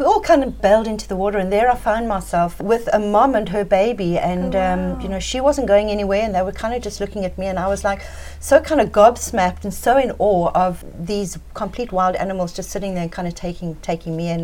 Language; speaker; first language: English; native; English